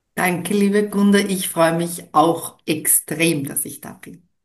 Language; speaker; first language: German; native; German